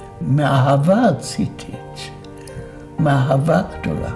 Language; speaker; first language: Hebrew; non-native, fluent; Polish